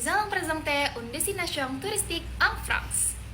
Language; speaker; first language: French; non-native, learner; Indonesian